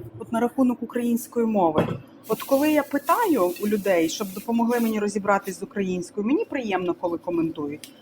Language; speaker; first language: Ukrainian; non-native, local second language; Russian